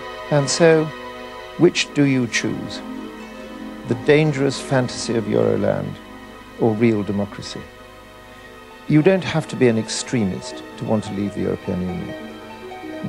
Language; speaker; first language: English; native; English